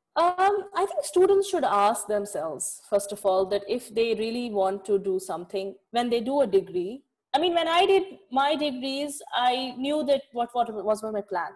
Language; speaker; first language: English; non-native, local second language; Kashmiri